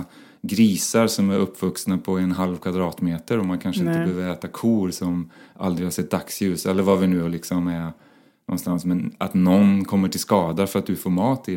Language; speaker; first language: Swedish; native; Swedish